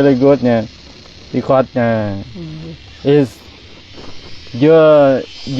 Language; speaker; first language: English; non-native, learner; Thai